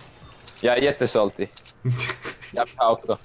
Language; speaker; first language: Swedish; non-native, local second language; Finnish